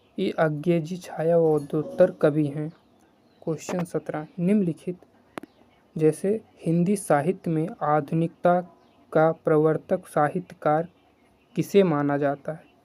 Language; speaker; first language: Hindi; native; Hindi